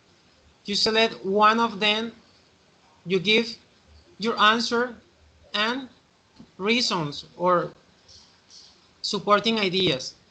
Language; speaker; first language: English; non-native, fluent; Spanish